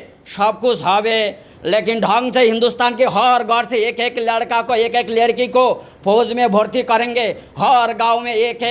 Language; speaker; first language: Hindi; non-native, local second language; Bangla